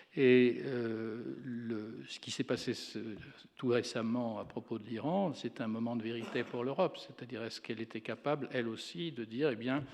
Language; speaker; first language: French; native; French